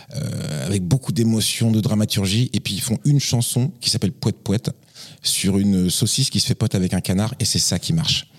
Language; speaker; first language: French; native; French